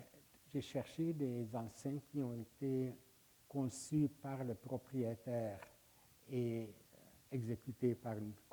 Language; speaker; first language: French; non-native, fluent; Hungarian